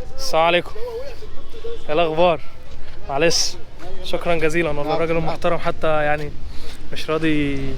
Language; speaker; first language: Egyptian Arabic; native; Egyptian Arabic